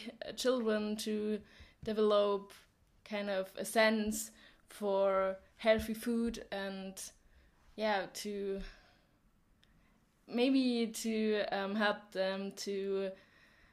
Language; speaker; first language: English; non-native, fluent; German